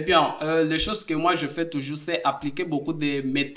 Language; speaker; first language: French; non-native, fluent; Portuguese